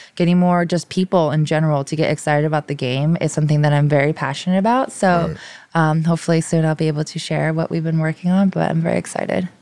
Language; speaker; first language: English; early bilingual, other home language; Korean